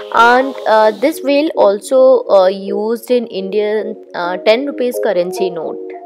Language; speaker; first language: English; non-native, local second language; Odia